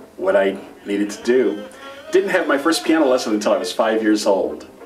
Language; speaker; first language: English; native; English